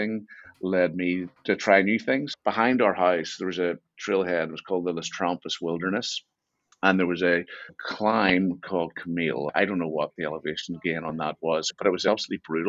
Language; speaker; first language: English; native; English